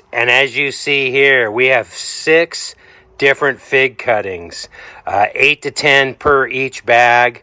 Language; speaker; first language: English; native; English